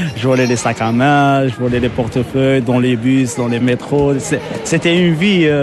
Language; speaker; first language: French; non-native, local second language; Arabic